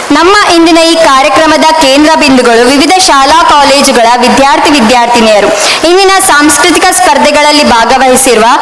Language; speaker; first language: Kannada; native; Kannada